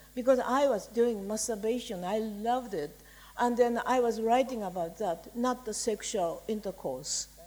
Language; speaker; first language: English; non-native, fluent; Japanese